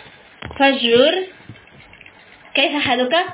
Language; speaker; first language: Arabic; non-native, fluent; Indonesian